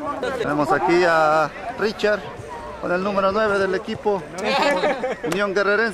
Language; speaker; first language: Spanish; native; Spanish